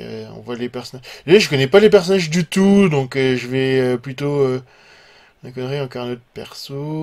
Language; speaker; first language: French; native; French